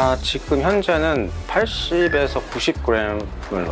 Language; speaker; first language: Korean; native; Korean